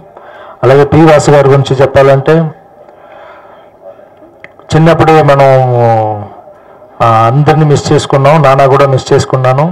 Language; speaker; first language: Telugu; non-native, fluent; Tamil